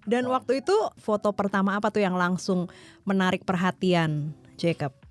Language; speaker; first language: Indonesian; native; Indonesian